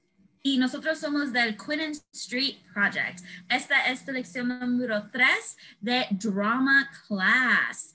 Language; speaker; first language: Spanish; early bilingual, heritage; Spanish